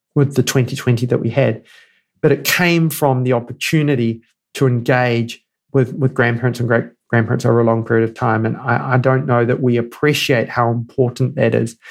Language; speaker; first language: English; native; English